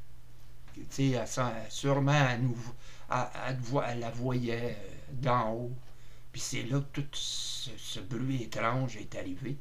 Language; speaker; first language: French; native; French